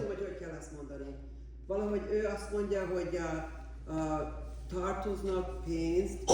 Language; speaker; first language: Hungarian; early bilingual, heritage; Hungarian